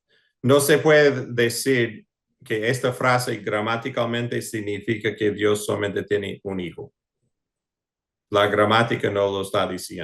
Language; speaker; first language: Spanish; non-native, fluent; English